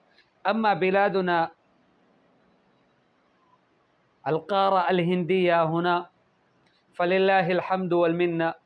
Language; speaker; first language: Arabic; non-native, fluent; Urdu